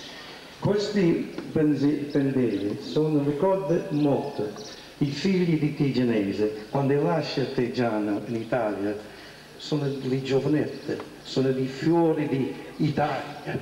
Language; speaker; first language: Italian; early bilingual, heritage; English